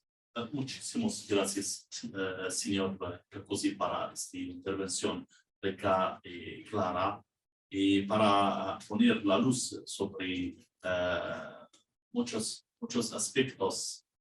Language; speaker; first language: Spanish; non-native, learner; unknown